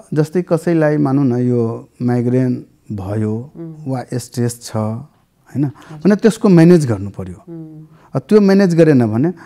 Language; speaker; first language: Nepali; non-native, local second language; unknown